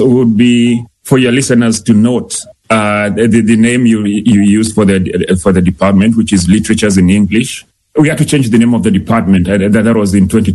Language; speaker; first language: English; non-native, local second language; Kikuyu